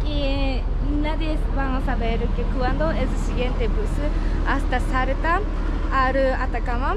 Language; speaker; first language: Spanish; non-native, fluent; Japanese